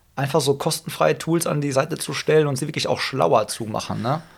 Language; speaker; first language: German; native; German